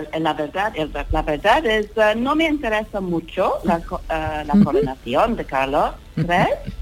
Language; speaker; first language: Spanish; non-native, learner; English